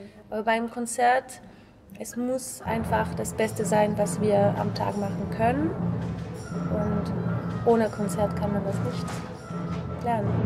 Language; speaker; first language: German; non-native, fluent; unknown